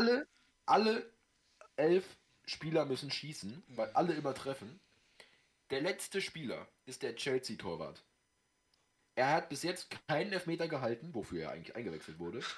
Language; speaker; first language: German; native; German